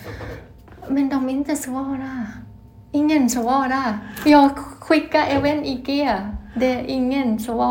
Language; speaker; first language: Swedish; non-native, learner; Thai